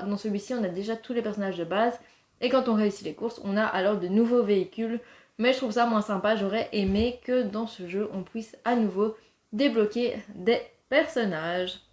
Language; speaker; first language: French; native; French